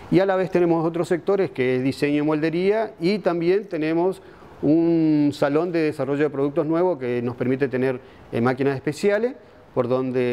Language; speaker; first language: Spanish; native; Spanish